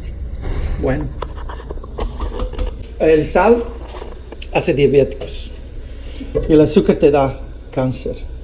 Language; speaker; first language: Spanish; non-native, learner; English